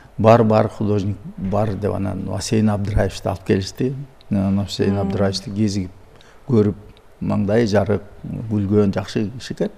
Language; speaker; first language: Kyrgyz; native; Kyrgyz